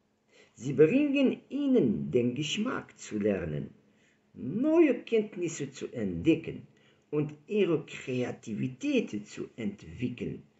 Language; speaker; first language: German; non-native, fluent; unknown